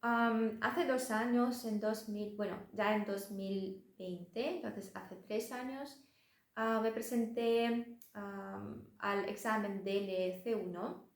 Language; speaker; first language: Spanish; non-native, fluent; Russian